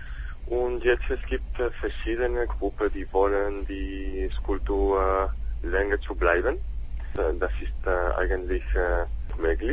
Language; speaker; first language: German; non-native, learner; Spanish